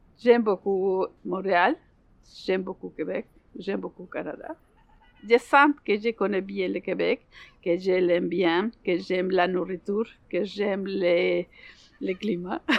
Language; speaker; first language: French; non-native, learner; Spanish